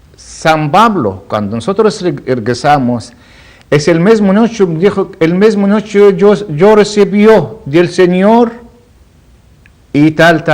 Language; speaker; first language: Spanish; non-native, learner; Arabic